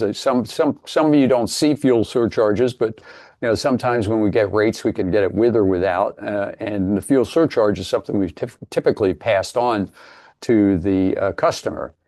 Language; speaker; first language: English; native; English